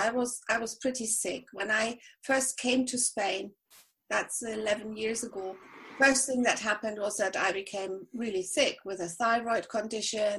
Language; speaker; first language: English; non-native, fluent; German